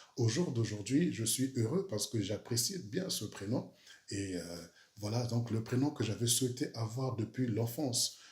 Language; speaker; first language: French; early bilingual, other home language; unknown